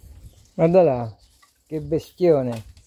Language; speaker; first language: Italian; non-native, learner; Filipino